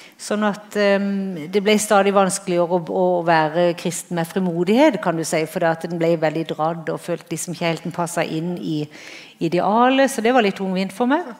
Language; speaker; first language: Norwegian; native; Norwegian